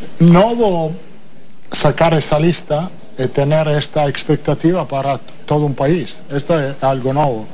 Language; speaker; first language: Portuguese; non-native, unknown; Italian